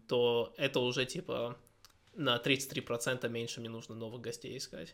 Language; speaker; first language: Russian; early bilingual, heritage; Russian